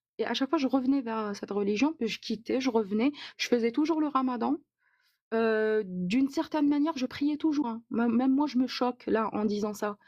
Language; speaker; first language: French; non-native, local second language; Arabic